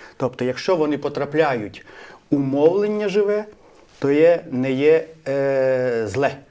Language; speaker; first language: Ukrainian; native; Ukrainian